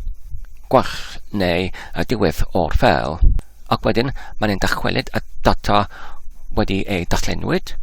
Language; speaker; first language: Welsh; non-native, learner; English